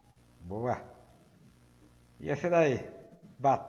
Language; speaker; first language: Portuguese; native; Portuguese